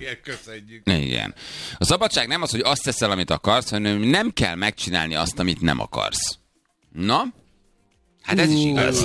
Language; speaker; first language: Hungarian; native; Hungarian